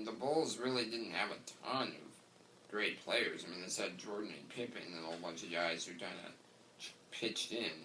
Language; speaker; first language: English; native; English